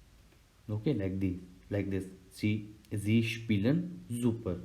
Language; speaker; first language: German; non-native, fluent; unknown